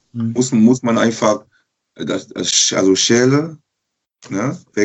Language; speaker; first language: German; non-native, local second language; French